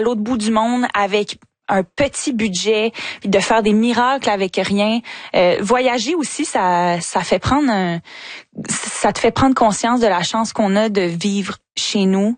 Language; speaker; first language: French; native; French